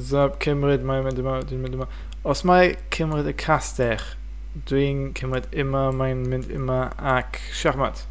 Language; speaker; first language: Welsh; non-native, fluent; English